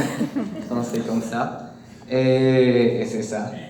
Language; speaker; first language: French; non-native, learner; Spanish